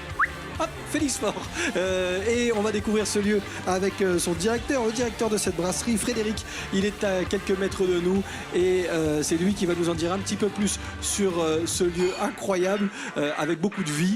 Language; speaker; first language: French; native; French